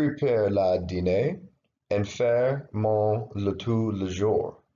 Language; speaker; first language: French; non-native, learner; English